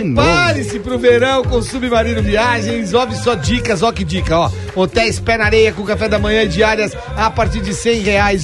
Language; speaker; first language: Portuguese; native; Portuguese